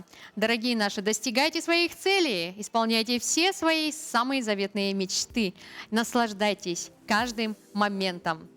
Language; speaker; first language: Russian; native; Russian